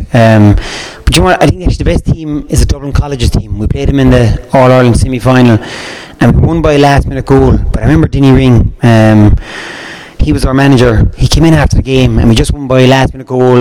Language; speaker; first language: English; native; English